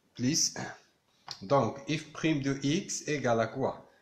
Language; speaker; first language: French; non-native, local second language; Arabic